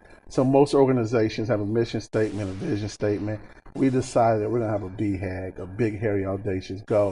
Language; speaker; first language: English; native; English